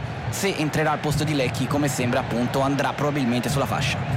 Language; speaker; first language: Italian; native; Italian